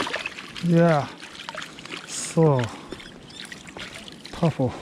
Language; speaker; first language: English; non-native, learner; Japanese